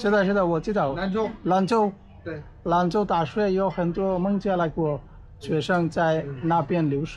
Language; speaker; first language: Chinese; non-native, fluent; Bangla